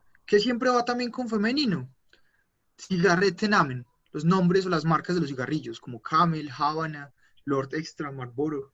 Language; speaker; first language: Spanish; native; Spanish